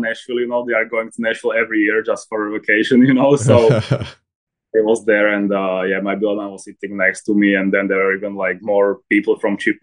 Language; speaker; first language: English; non-native, fluent; Slovak